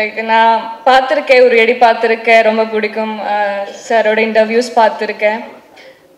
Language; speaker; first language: Tamil; non-native, learner; Malayalam